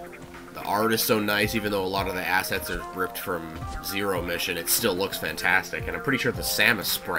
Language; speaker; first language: English; native; English